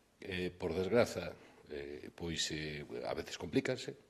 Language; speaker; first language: Galician; native; Galician